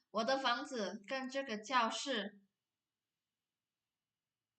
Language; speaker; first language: Chinese; non-native, fluent; Indonesian